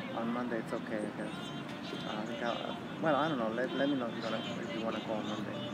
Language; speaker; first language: English; native; English